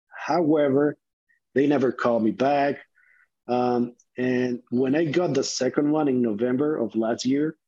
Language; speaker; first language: English; non-native, fluent; Spanish